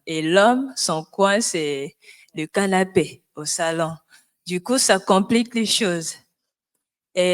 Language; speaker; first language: French; non-native, local second language; Lingala